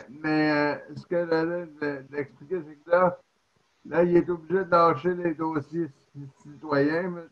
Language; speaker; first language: French; native; French